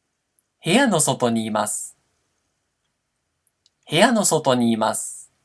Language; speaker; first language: Japanese; non-native, fluent; Portuguese